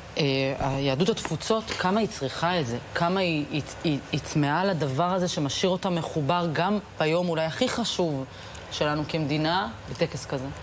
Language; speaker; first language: Hebrew; native; Hebrew